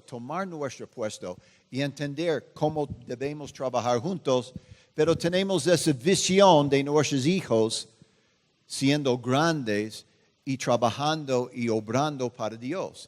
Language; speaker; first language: Spanish; non-native, fluent; English